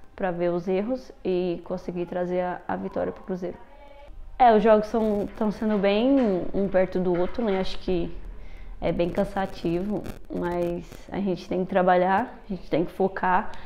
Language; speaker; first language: Portuguese; native; Portuguese